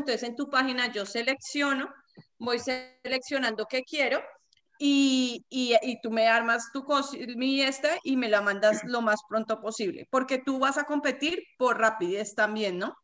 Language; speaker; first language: Spanish; native; Spanish